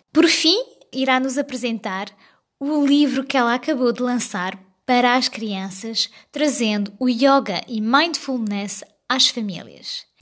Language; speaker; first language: Portuguese; early bilingual, heritage; French